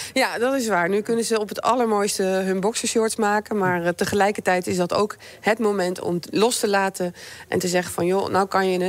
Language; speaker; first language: Dutch; native; Dutch